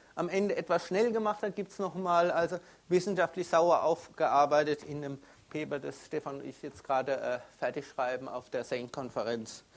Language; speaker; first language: German; native; German